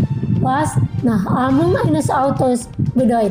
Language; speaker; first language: German; non-native, fluent; Indonesian